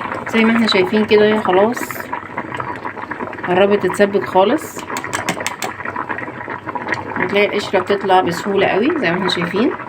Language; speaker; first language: Arabic; native; Arabic